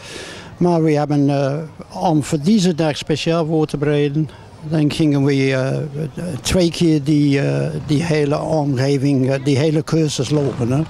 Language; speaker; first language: Dutch; non-native, fluent; English